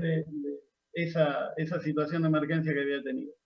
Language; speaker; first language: Spanish; native; Spanish